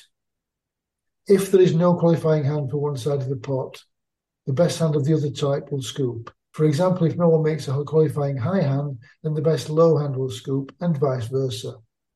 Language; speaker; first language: English; native; English